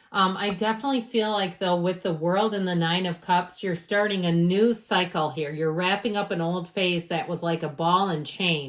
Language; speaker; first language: English; native; English